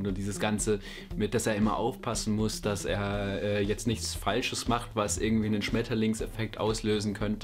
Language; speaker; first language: German; native; German